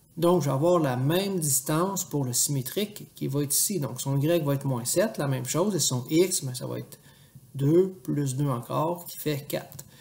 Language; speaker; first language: French; native; French